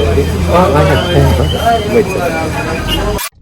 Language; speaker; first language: English; non-native, fluent; Indonesian